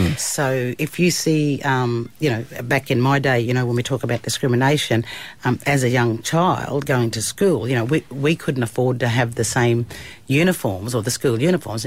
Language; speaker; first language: English; native; English